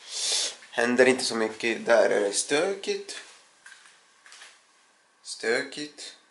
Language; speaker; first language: Swedish; non-native, learner; Russian